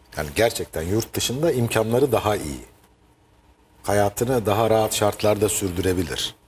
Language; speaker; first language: Turkish; native; Turkish